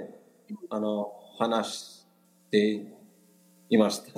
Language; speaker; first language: Japanese; non-native, learner; English